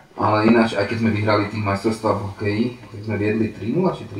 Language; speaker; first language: Slovak; non-native, local second language; Hungarian